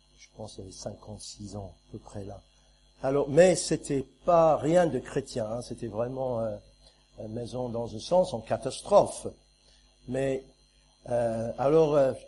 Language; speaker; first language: French; non-native, fluent; English